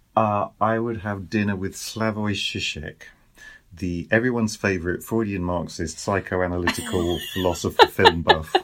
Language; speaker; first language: English; native; English